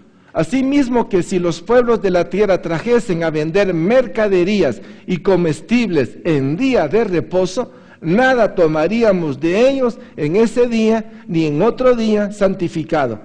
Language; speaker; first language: Spanish; native; Spanish